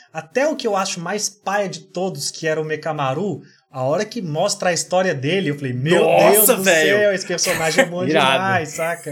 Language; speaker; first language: Portuguese; native; Portuguese